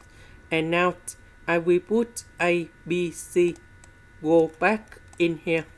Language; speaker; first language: English; non-native, fluent; Vietnamese